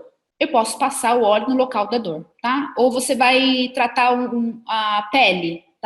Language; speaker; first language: Portuguese; native; Portuguese